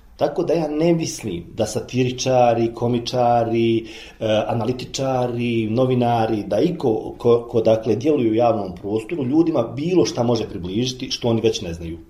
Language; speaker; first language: Bosnian; native; Bosnian